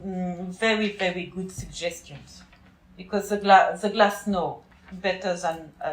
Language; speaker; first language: English; non-native, learner; French